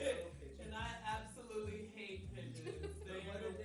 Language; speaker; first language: English; native; English